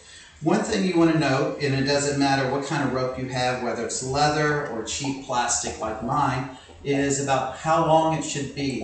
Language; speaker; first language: English; native; English